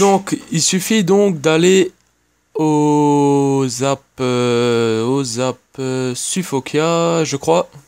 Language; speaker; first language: French; native; French